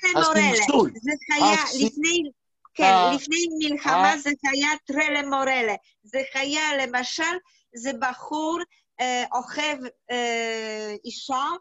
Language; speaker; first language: Hebrew; non-native, learner; Yiddish